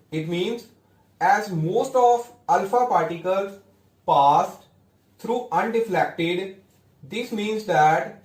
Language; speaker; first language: English; non-native, local second language; Punjabi